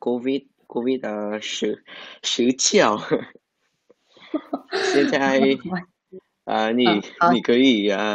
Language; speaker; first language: Chinese; non-native, learner; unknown